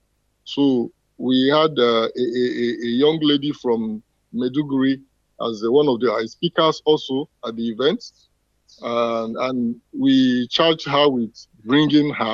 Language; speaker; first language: English; non-native, local second language; Igbo